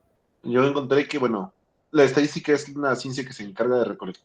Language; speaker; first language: Spanish; native; Spanish